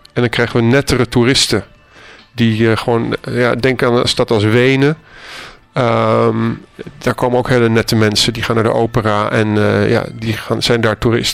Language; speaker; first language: Dutch; native; Dutch